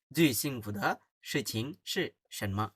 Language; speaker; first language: Chinese; non-native, fluent; Bangla